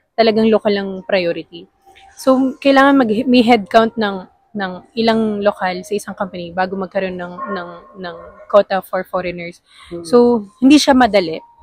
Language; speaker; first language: Filipino; native; Filipino